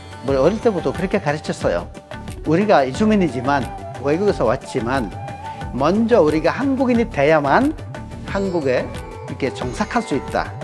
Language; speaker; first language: Korean; non-native, fluent; Bangla